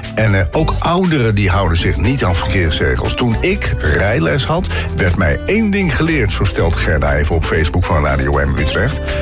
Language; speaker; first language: Dutch; native; Dutch